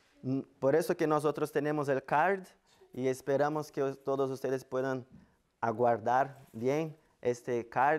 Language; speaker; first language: Spanish; non-native, fluent; Portuguese